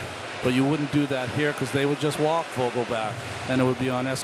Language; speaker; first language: English; native; English